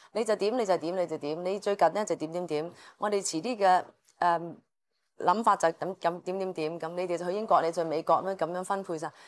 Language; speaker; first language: Cantonese; native; Cantonese